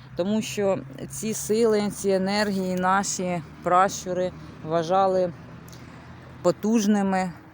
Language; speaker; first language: Ukrainian; non-native, local second language; Russian